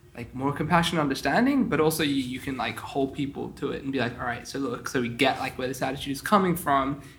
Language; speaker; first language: English; native; English